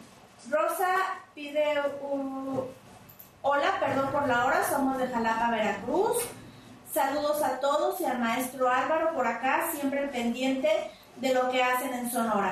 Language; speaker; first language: Spanish; native; Spanish